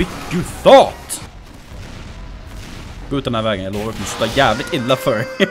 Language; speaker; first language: Swedish; native; Swedish